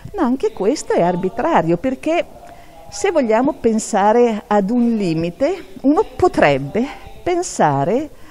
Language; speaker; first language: Italian; native; Italian